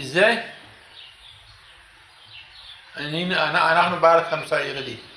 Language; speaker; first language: Hebrew; non-native, fluent; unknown